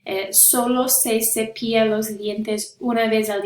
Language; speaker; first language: Spanish; non-native, fluent; English